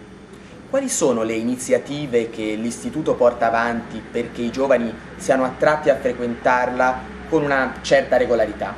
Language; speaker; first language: Italian; native; Italian